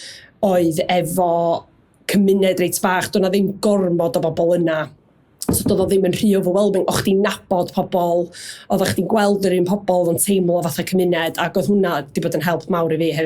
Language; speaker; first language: Welsh; native; Welsh